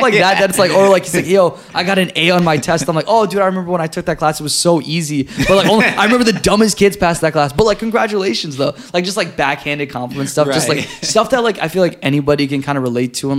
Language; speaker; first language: English; native; English